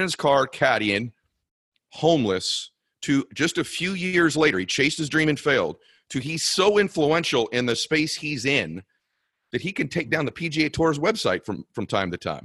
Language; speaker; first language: English; native; English